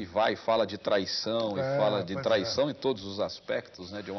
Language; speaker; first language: Portuguese; native; Portuguese